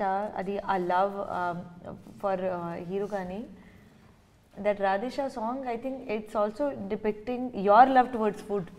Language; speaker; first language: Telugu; non-native, learner; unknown